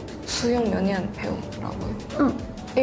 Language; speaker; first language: Korean; non-native, learner; Chinese